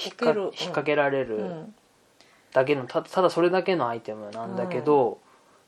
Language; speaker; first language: Japanese; native; Japanese